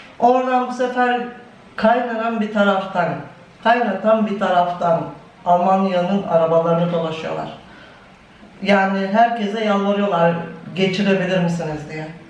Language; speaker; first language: Turkish; native; Turkish